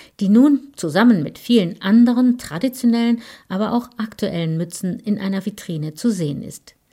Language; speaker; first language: German; native; German